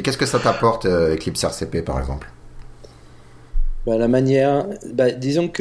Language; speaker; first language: French; native; French